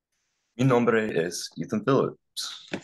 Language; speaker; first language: Spanish; non-native, learner; English